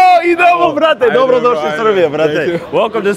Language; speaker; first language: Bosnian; non-native, learner; English